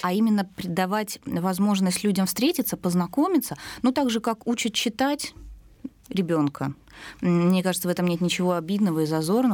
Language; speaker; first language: Russian; native; Russian